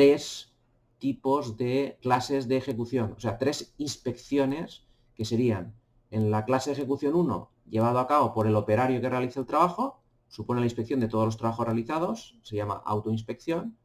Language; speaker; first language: Spanish; native; Spanish